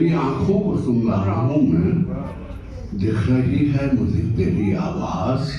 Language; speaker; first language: Hindi; native; Hindi